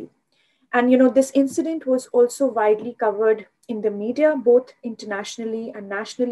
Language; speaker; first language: English; non-native, local second language; Hindi